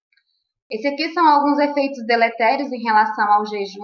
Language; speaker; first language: Portuguese; native; Portuguese